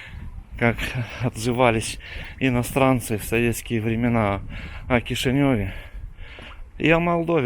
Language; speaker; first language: Russian; native; Russian